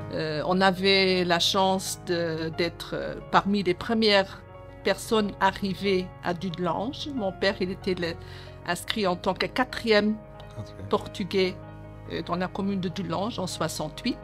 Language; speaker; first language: French; early bilingual, other home language; Portuguese